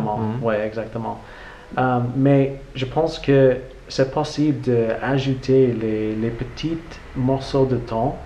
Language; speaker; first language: French; non-native, learner; English